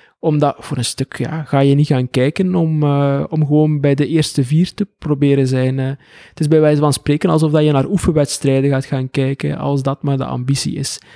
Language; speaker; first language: Dutch; native; Dutch